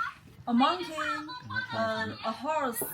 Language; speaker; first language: English; non-native, learner; Chinese